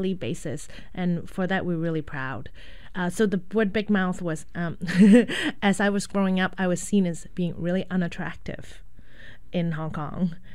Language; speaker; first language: English; non-native, local second language; Cantonese